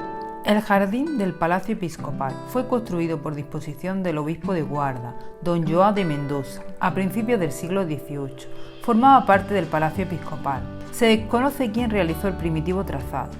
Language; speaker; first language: Spanish; native; Spanish